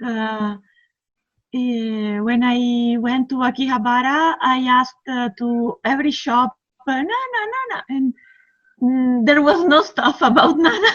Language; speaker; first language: English; non-native, fluent; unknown